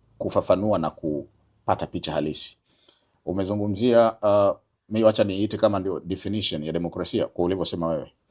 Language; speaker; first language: Swahili; native; Swahili